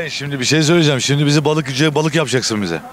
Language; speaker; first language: Turkish; native; Turkish